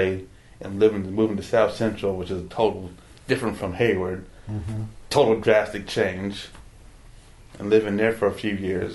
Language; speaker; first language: English; native; English